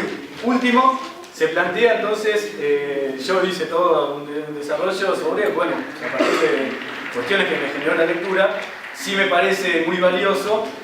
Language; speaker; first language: Spanish; native; Spanish